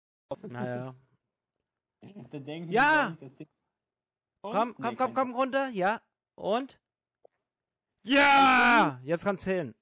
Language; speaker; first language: German; native; German